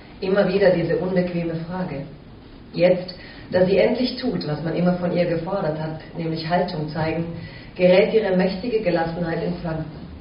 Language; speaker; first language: German; early bilingual, other home language; Croatian